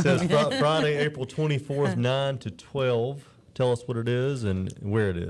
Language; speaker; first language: English; native; English